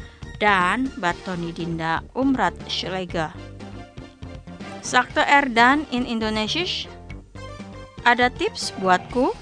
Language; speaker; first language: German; non-native, fluent; Indonesian